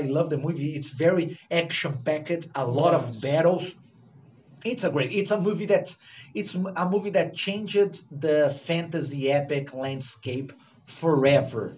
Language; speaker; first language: English; non-native, fluent; Portuguese